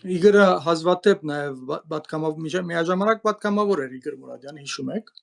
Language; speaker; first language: Armenian; early bilingual, heritage; Armenian